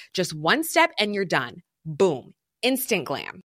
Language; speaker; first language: English; non-native, fluent; German